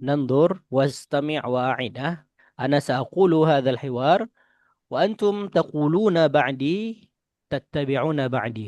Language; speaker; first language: Arabic; non-native, fluent; Indonesian